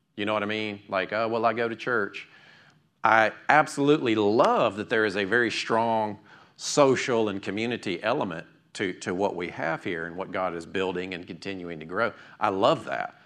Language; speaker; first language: English; native; English